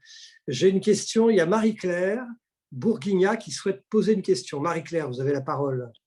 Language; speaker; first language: French; native; French